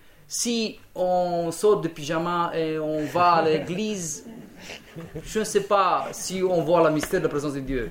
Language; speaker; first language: French; non-native, fluent; Romanian